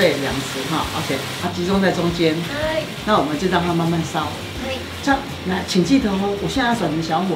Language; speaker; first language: Chinese; native; Chinese